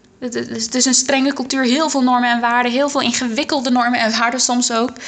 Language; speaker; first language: Dutch; early bilingual, other home language; Arabic